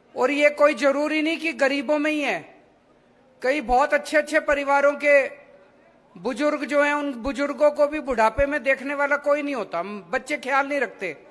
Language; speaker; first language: Hindi; native; Hindi